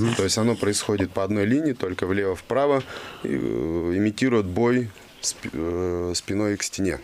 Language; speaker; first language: Russian; native; Russian